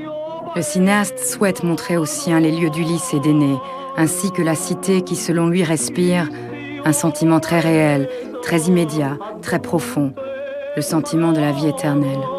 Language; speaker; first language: French; native; French